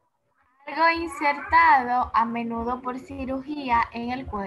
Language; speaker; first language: Spanish; non-native, learner; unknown